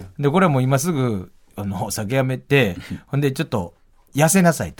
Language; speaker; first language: Japanese; native; Japanese